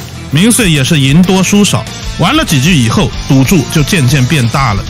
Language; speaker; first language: Chinese; native; Chinese